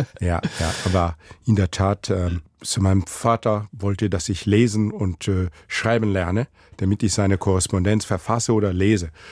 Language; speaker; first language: German; non-native, fluent; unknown